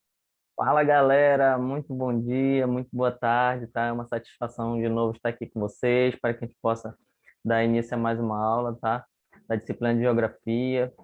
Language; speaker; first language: Portuguese; native; Portuguese